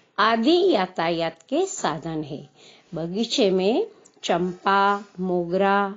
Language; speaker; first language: Hindi; non-native, local second language; Gujarati